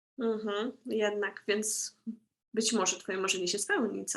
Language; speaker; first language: Polish; native; Polish